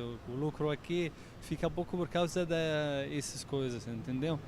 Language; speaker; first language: Portuguese; non-native, learner; Arabic